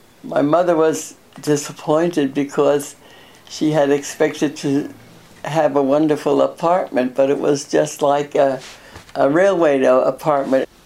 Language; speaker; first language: English; early bilingual, other home language; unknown